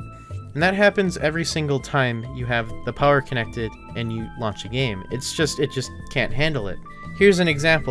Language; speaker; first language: English; native; English